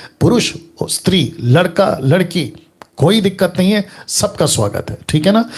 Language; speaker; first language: Hindi; native; Hindi